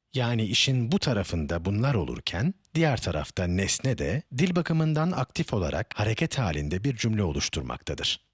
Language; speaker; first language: Turkish; native; Turkish